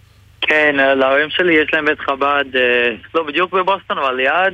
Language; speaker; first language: Hebrew; non-native, fluent; English